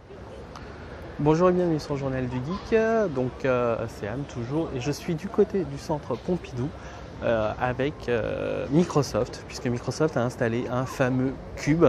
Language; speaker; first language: French; native; French